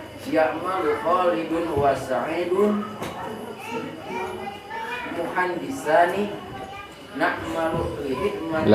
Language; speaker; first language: Arabic; non-native, learner; Indonesian